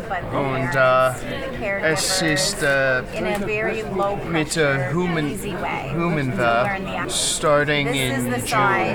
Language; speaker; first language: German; non-native, learner; English